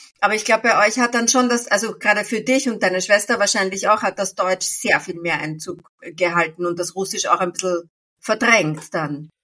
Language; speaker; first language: German; native; German